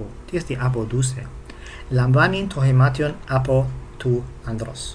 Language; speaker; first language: Greek; non-native, fluent; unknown